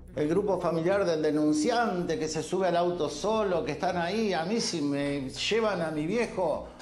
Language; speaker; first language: Spanish; native; Spanish